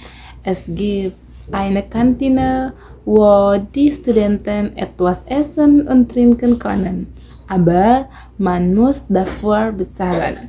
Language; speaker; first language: German; non-native, learner; Indonesian